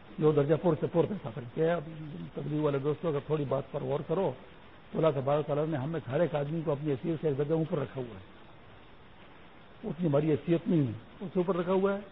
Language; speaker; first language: Urdu; non-native, local second language; Pashto